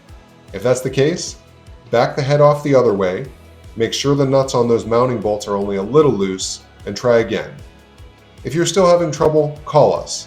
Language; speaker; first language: English; native; English